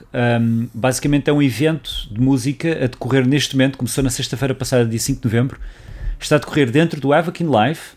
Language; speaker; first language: Portuguese; native; Portuguese